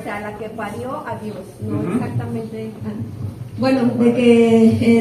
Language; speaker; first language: Spanish; native; Spanish